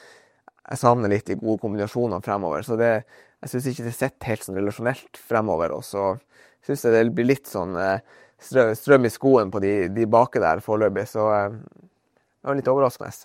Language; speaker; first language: Norwegian; native; Norwegian